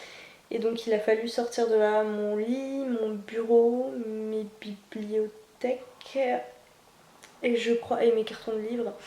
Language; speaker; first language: French; native; French